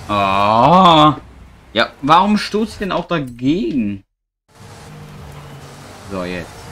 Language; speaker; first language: German; native; German